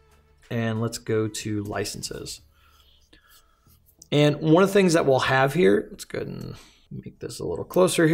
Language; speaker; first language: English; native; English